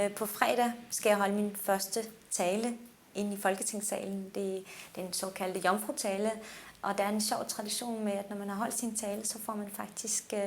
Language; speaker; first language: Danish; early bilingual, other home language; Turkish